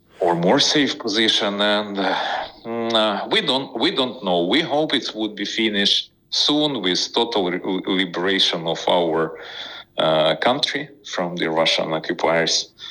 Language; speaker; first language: English; non-native, fluent; Ukrainian